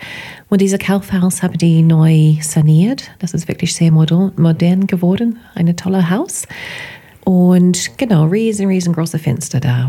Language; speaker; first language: German; non-native, fluent; English